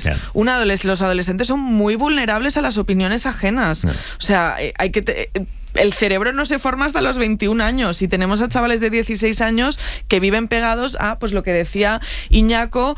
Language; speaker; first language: Spanish; native; Spanish